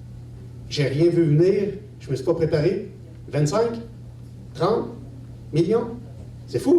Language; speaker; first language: French; native; French